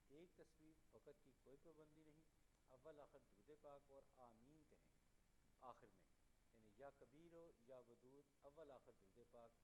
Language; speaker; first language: Urdu; native; Urdu